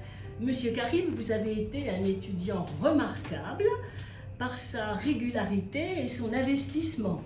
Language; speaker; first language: French; native; French